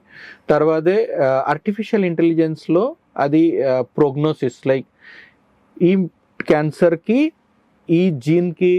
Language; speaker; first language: Telugu; non-native, learner; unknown